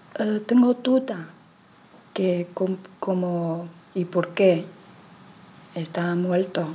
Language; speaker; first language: Spanish; non-native, learner; Chinese